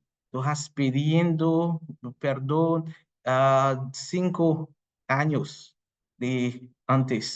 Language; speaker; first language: Spanish; non-native, fluent; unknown